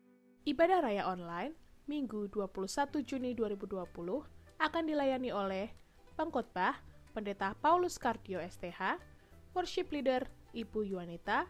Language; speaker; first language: Indonesian; native; Indonesian